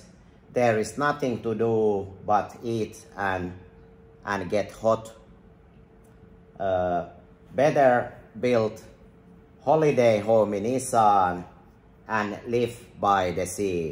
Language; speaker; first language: English; non-native, fluent; Finnish